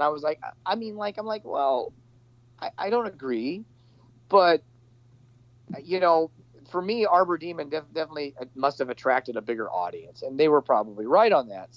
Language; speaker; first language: English; native; English